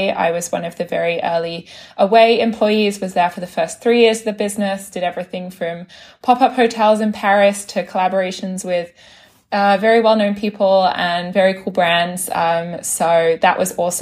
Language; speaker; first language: English; native; English